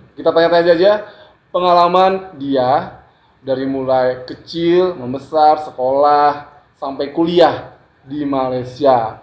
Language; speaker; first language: Indonesian; native; Indonesian